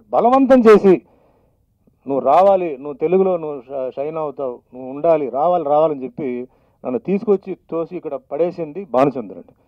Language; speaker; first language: Telugu; non-native, local second language; Tamil